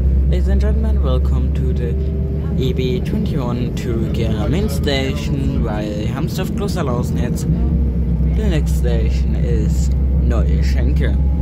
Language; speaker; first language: English; non-native, learner; German